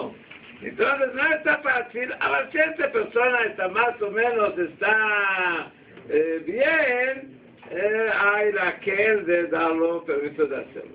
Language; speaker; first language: Spanish; non-native, learner; Hebrew